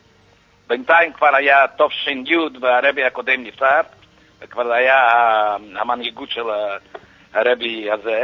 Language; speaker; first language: Hebrew; non-native, fluent; Yiddish